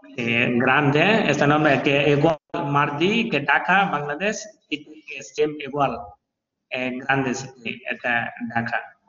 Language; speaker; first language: Spanish; non-native, learner; Bangla